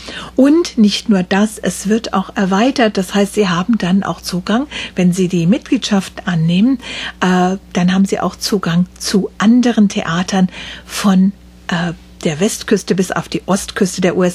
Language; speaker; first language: German; native; German